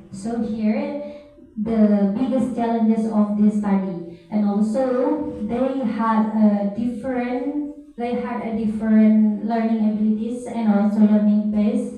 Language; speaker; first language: English; non-native, learner; Indonesian